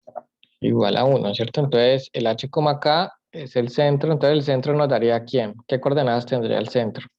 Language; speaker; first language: Spanish; native; Spanish